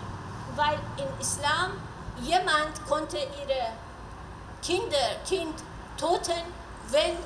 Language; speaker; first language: German; non-native, learner; Persian